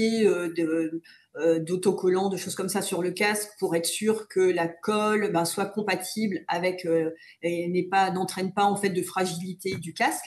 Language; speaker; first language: French; native; French